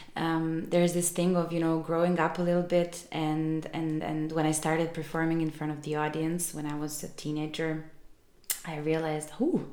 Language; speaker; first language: English; non-native, fluent; Serbian